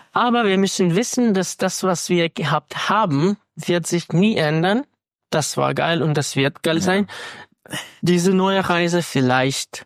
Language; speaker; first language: German; non-native, fluent; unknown